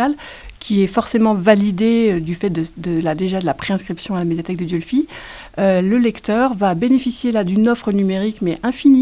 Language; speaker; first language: French; native; French